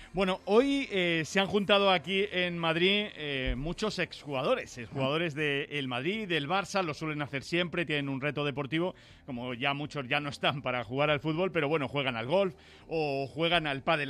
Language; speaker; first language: Spanish; native; Spanish